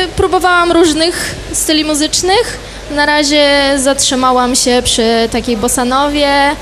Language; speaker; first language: Polish; native; Polish